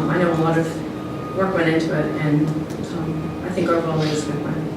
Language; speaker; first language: English; native; English